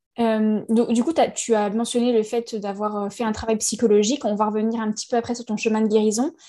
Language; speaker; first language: French; native; French